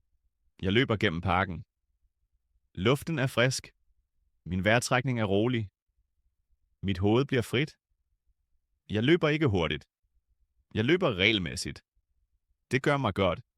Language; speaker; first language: Danish; non-native, fluent; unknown